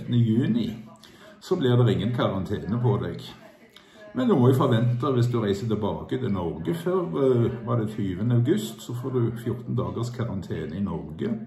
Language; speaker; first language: Norwegian; native; Norwegian